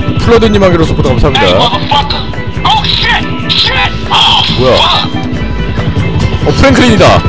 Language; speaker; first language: Korean; native; Korean